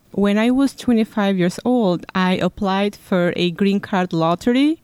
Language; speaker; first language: English; non-native, fluent; Albanian